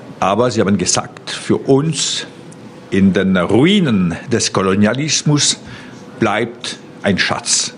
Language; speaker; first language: German; non-native, local second language; French